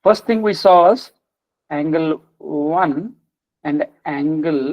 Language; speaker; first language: English; non-native, local second language; Kannada